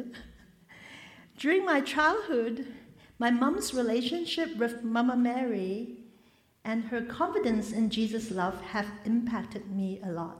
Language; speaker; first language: English; non-native, local second language; Cantonese